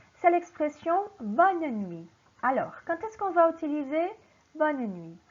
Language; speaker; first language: French; non-native, fluent; Portuguese